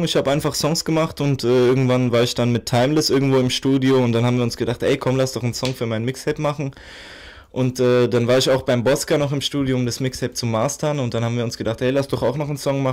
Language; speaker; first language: German; native; German